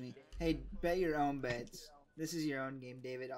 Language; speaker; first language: English; native; English